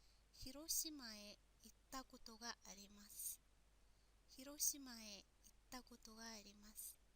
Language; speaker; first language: Japanese; non-native, fluent; Mongolian